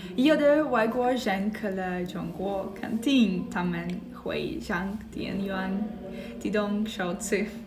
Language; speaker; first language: Chinese; non-native, fluent; Ukrainian